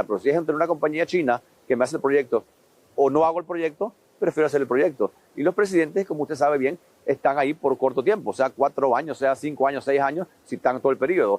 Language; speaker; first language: Spanish; native; Spanish